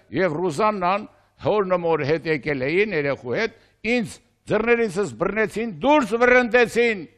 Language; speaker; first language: Armenian; native; Armenian